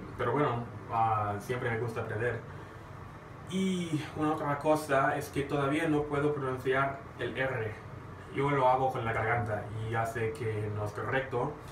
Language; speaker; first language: Spanish; non-native, learner; English